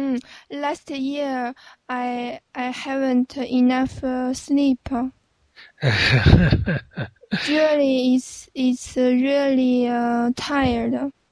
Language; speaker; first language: English; non-native, learner; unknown